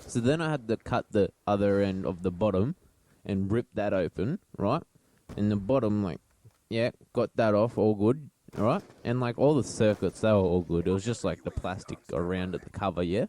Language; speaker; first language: English; native; English